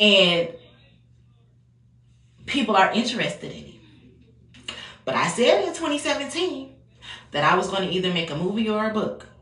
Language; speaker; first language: English; native; English